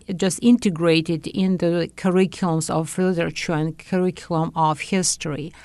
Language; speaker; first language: English; non-native, fluent; Latvian